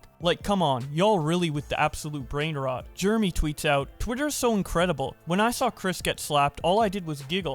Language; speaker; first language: English; native; English